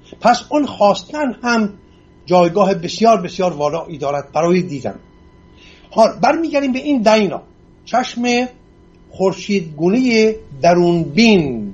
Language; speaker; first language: Persian; non-native, local second language; Assyrian Neo-Aramaic